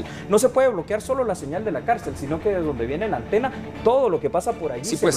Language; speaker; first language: Spanish; native; Spanish